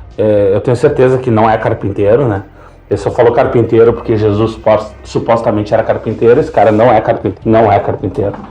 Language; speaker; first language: Portuguese; native; Portuguese